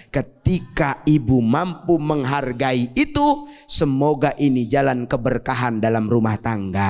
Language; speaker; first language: Indonesian; native; Indonesian